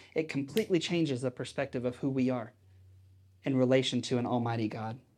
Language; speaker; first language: English; native; English